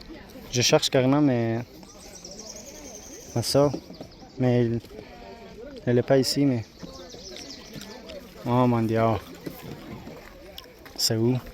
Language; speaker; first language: French; non-native, learner; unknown